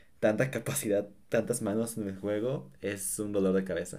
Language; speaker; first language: Spanish; native; Spanish